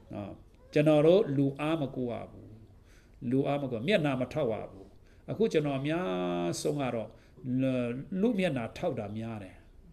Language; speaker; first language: Burmese; non-native, local second language; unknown